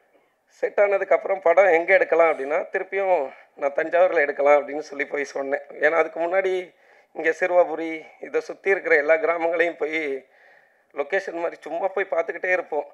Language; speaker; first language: Tamil; native; Tamil